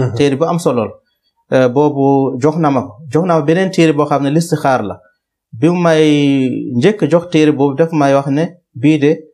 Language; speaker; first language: Wolof; non-native, local second language; Fula